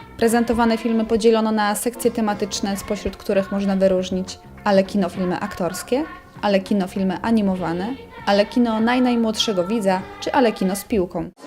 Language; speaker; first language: Polish; native; Polish